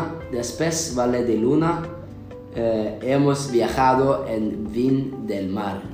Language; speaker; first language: Spanish; non-native, learner; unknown